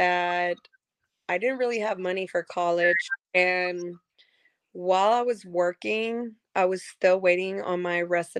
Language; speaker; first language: English; native; English